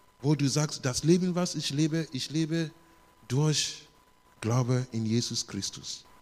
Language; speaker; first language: German; non-native, learner; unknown